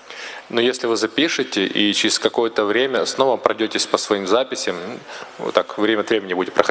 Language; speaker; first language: Russian; native; Russian